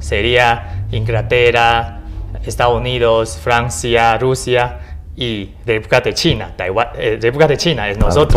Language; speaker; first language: Spanish; non-native, learner; Chinese